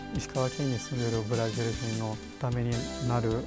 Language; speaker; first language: Japanese; non-native, fluent; Portuguese